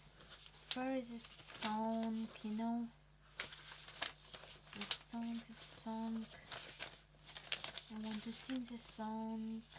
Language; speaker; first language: English; non-native, learner; Crimean Tatar